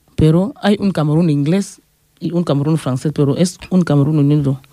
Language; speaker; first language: Spanish; non-native, fluent; French